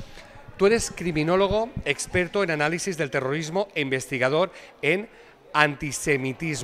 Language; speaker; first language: Spanish; non-native, local second language; Catalan